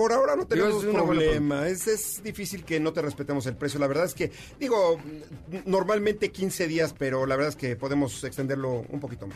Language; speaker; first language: Spanish; native; Spanish